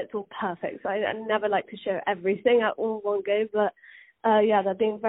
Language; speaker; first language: English; native; English